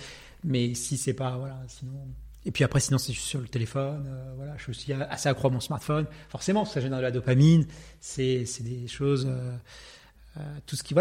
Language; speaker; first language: French; native; French